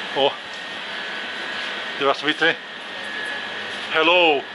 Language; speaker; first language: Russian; non-native, fluent; English